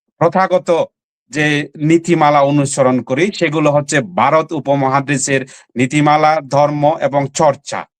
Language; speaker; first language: Bangla; non-native, local second language; Chakma